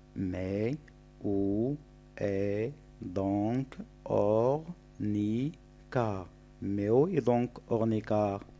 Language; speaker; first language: French; non-native, local second language; Arabic